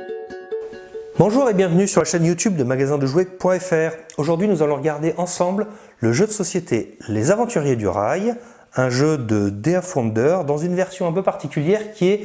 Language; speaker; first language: French; native; French